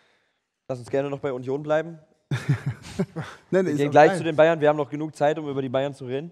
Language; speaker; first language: German; native; German